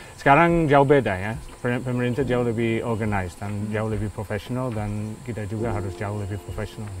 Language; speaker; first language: Indonesian; non-native, fluent; English